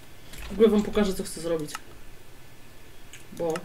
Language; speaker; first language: Polish; native; Polish